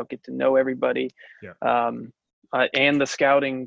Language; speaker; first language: English; native; English